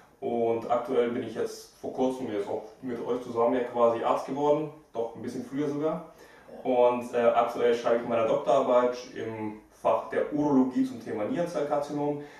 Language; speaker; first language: German; early bilingual, other home language; Russian